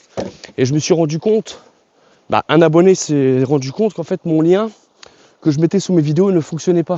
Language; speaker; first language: French; native; French